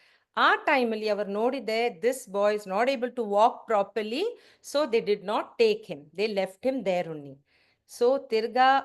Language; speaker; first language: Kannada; non-native, learner; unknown